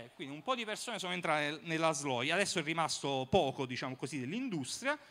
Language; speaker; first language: Italian; native; Italian